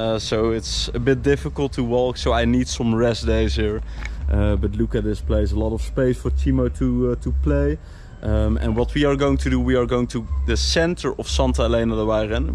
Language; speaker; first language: English; non-native, fluent; Dutch